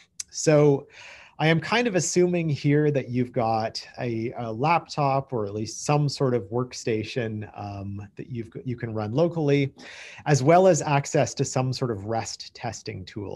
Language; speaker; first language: English; native; English